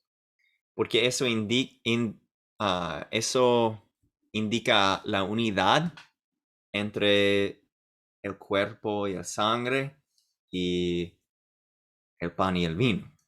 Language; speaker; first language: Spanish; non-native, fluent; English